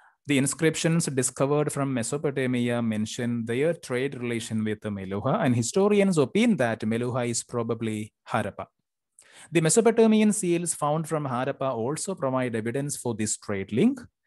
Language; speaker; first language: English; non-native, local second language; Malayalam